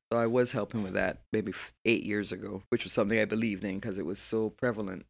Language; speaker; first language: English; native; English